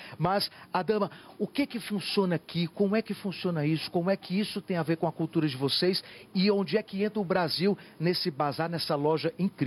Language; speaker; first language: Portuguese; native; Portuguese